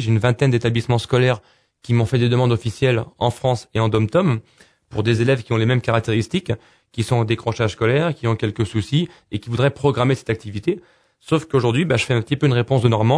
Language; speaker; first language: French; native; French